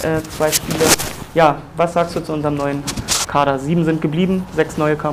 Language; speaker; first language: German; native; German